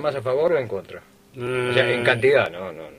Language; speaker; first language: Spanish; native; Spanish